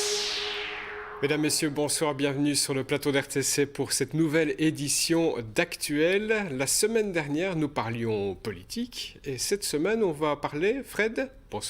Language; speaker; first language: French; native; French